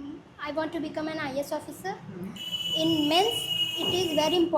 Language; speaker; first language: English; non-native, learner; Hindi